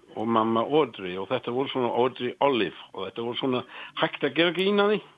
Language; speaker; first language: Icelandic; non-native, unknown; English